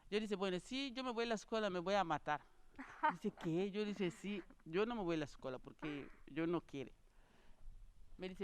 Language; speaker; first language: Spanish; non-native, learner; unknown